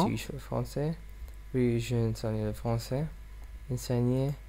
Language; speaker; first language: French; non-native, learner; English